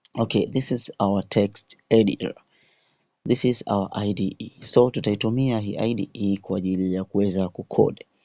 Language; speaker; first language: Swahili; native; Swahili